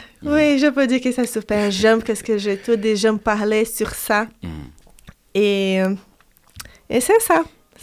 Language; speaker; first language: French; non-native, fluent; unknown